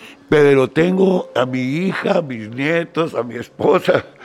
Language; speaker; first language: Spanish; native; Spanish